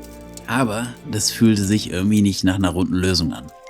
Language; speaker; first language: German; native; German